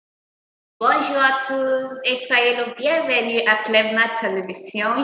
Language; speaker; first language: French; non-native, learner; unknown